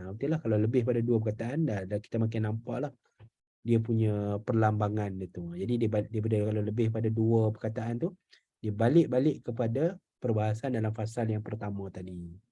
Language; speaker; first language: Malay; native; Malay